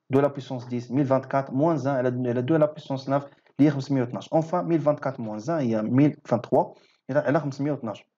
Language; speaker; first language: French; non-native, local second language; Arabic